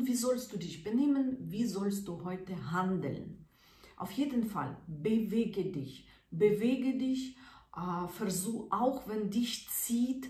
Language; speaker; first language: German; non-native, fluent; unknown